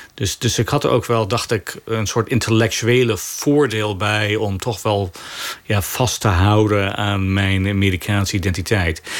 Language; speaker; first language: Dutch; non-native, fluent; English